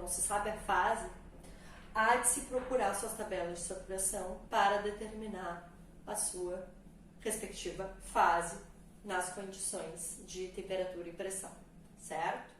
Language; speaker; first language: Portuguese; native; Portuguese